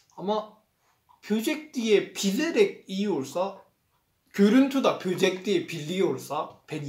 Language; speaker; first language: Turkish; non-native, learner; Korean